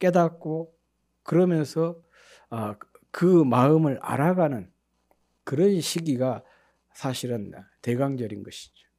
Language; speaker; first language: Korean; native; Korean